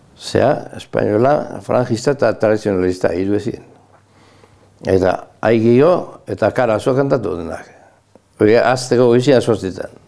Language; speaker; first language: Basque; native; Basque